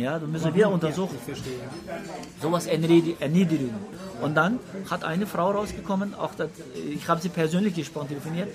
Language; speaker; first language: German; non-native, learner; Uyghur